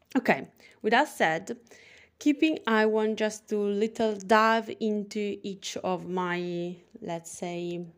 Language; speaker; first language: English; non-native, fluent; Italian